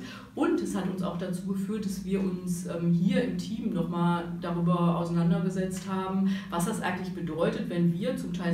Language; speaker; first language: German; native; German